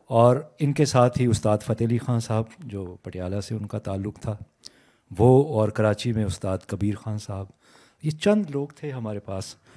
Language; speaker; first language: Urdu; native; Urdu